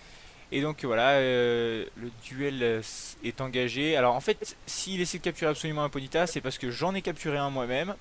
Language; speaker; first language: French; native; French